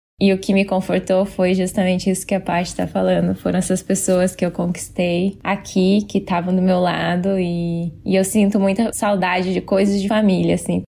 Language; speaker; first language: Portuguese; native; Portuguese